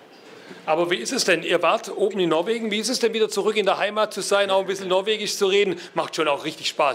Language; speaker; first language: German; native; German